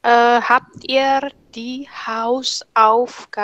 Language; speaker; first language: German; non-native, fluent; Indonesian